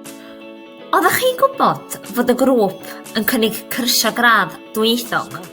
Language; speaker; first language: Welsh; native; Welsh